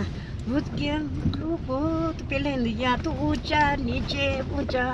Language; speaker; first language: Hindi; non-native, local second language; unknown